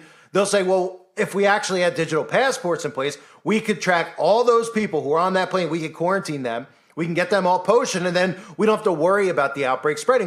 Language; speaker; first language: English; native; English